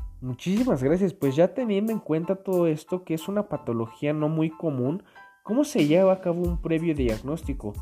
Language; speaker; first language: Spanish; native; Spanish